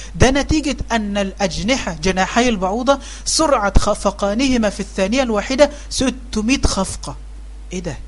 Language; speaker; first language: Arabic; native; Arabic